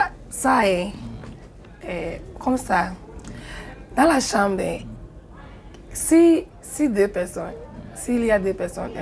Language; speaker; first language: French; non-native, learner; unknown